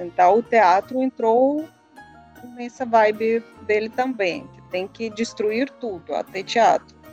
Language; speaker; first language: Portuguese; non-native, learner; Russian